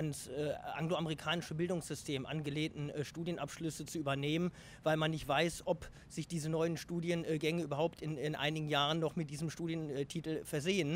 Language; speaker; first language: German; native; German